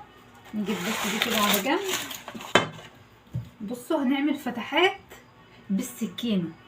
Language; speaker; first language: Arabic; native; Arabic